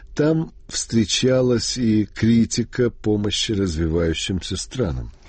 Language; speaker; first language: Russian; native; Russian